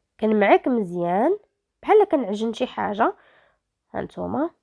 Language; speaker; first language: Arabic; native; Arabic